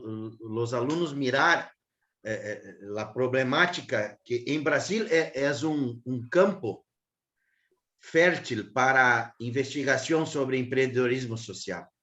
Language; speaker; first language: Spanish; non-native, learner; Portuguese